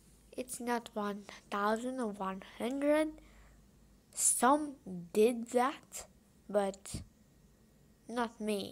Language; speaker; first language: English; non-native, fluent; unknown